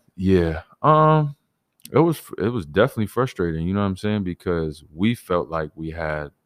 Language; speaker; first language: English; native; English